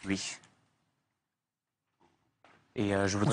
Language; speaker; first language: French; non-native, learner; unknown